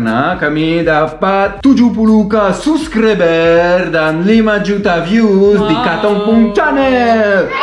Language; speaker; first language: Indonesian; non-native, learner; French